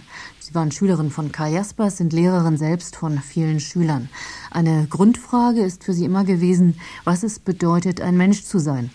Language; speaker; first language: German; native; German